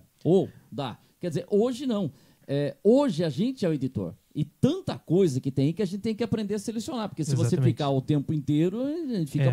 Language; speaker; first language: Portuguese; native; Portuguese